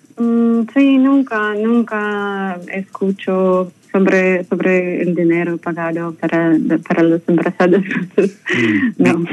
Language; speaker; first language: Spanish; non-native, learner; Russian